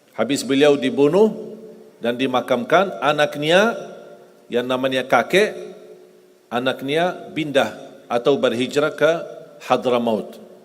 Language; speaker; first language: Indonesian; non-native, fluent; Arabic